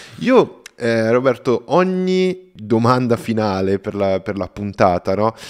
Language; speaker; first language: Italian; non-native, fluent; Portuguese